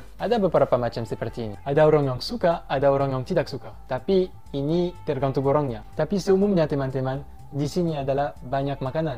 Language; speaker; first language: Indonesian; non-native, fluent; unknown